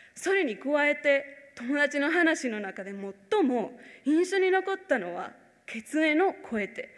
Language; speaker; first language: Japanese; non-native, fluent; Spanish